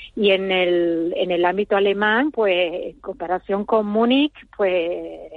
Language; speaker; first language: Spanish; native; Spanish